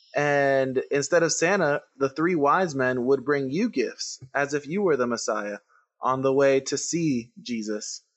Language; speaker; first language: English; non-native, fluent; Spanish